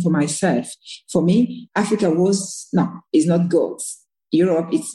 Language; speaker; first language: English; non-native, learner; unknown